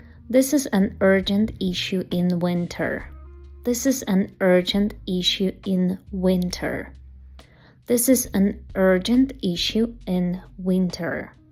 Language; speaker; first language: English; non-native, fluent; Ukrainian